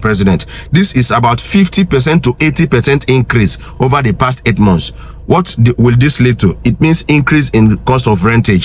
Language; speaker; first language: English; non-native, local second language; Igbo